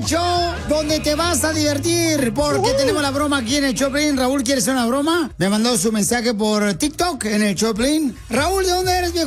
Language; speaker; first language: Spanish; native; Spanish